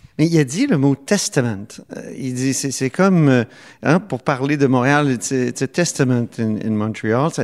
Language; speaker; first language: French; native; French